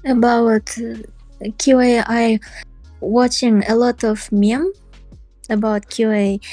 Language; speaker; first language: English; non-native, learner; Russian